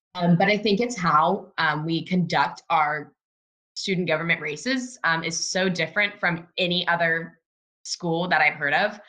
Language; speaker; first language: English; native; English